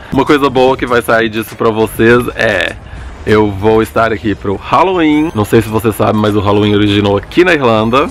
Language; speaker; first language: Portuguese; early bilingual, other home language; English